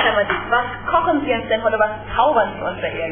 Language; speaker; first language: German; native; German